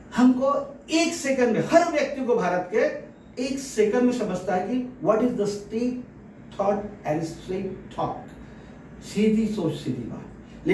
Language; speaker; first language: Hindi; native; Hindi